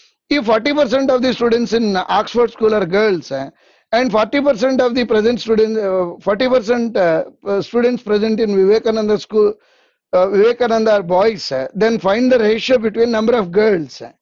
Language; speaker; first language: English; non-native, local second language; Telugu